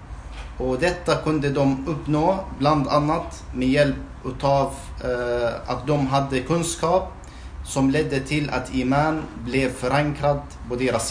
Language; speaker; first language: Swedish; non-native, fluent; Arabic